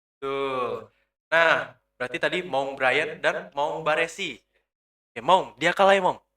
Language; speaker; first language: Indonesian; native; Indonesian